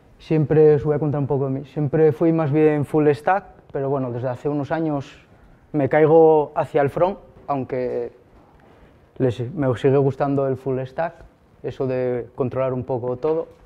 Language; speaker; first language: Spanish; native; Spanish